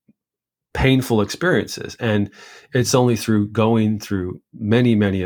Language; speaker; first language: English; native; English